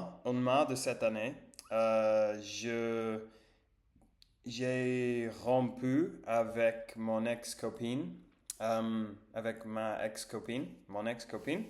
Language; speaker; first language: French; non-native, learner; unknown